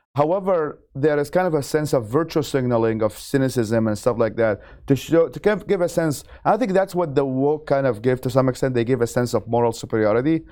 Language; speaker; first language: English; non-native, fluent; Arabic